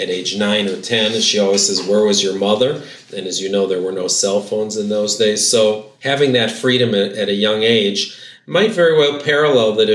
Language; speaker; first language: English; native; English